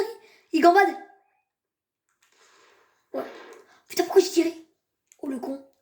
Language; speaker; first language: French; native; French